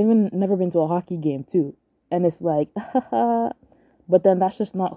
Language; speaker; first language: English; non-native, local second language; Yoruba